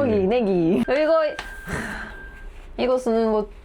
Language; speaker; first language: Korean; non-native, learner; Japanese